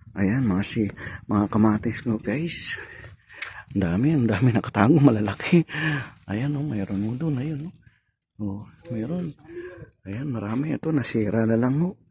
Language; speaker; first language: Filipino; native; Filipino